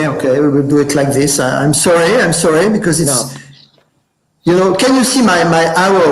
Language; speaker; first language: English; non-native, fluent; French